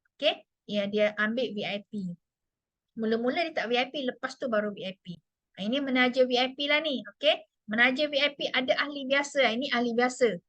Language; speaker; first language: Malay; non-native, local second language; Chinese